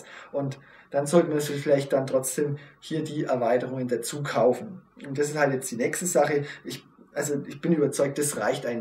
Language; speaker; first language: German; native; German